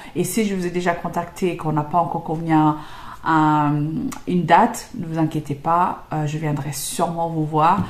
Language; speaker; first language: French; non-native, fluent; English